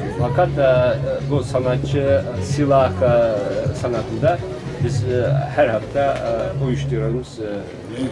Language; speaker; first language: Turkish; non-native, learner; Hungarian